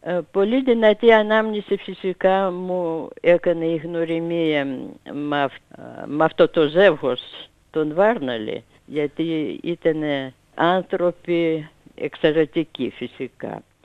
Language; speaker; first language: Greek; non-native, fluent; Russian